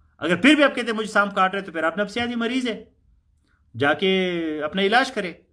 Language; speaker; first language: Urdu; non-native, local second language; Punjabi